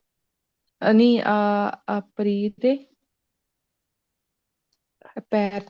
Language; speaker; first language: Italian; non-native, learner; Punjabi